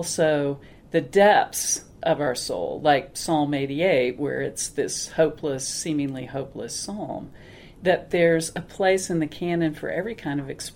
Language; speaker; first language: English; native; English